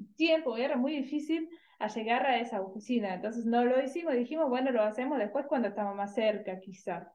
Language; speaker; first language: Spanish; non-native, fluent; German